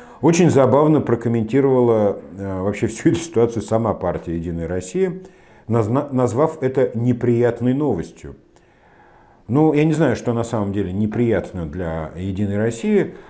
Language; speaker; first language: Russian; native; Russian